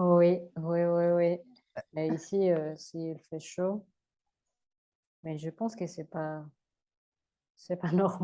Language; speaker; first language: French; non-native, learner; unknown